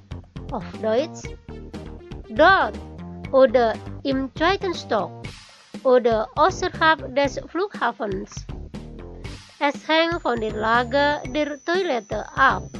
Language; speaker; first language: German; non-native, fluent; Indonesian